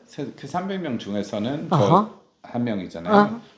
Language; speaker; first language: Korean; non-native, fluent; English